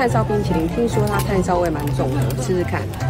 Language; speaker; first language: Chinese; native; Chinese